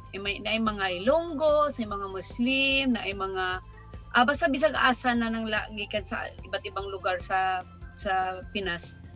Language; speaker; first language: Cebuano; non-native, local second language; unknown